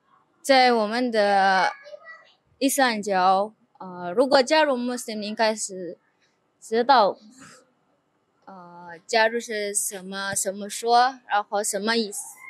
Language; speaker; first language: Chinese; non-native, fluent; Indonesian